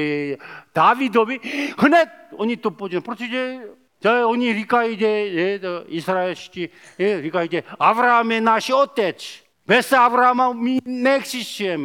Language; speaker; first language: Czech; non-native, learner; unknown